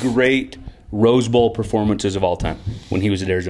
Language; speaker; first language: English; native; English